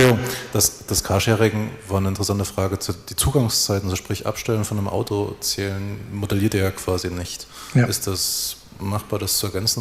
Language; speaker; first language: German; native; German